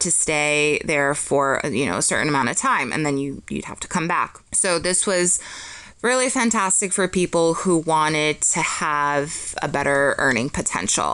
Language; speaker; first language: English; early bilingual, other home language; Polish